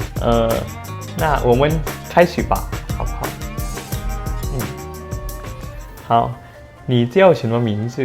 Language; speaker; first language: Chinese; non-native, fluent; Thai